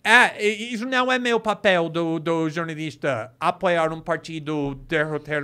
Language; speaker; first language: Portuguese; non-native, fluent; English